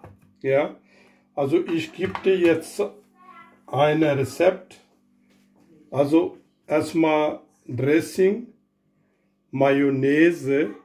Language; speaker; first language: German; non-native, learner; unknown